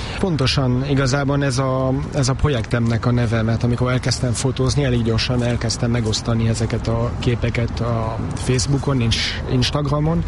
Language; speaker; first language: Hungarian; early bilingual, heritage; Hungarian